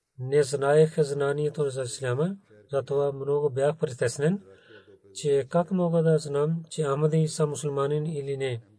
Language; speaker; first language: Bulgarian; non-native, learner; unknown